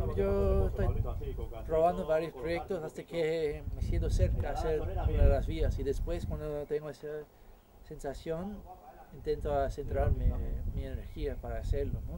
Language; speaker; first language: Spanish; non-native, fluent; English